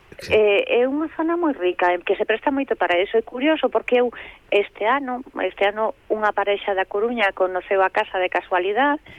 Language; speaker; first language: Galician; native; Galician